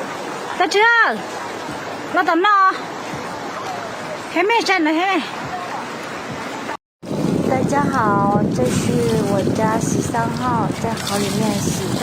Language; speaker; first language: Chinese; non-native, fluent; Hmong